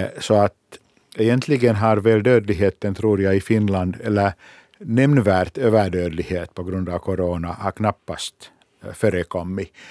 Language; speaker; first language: Swedish; non-native, local second language; Finnish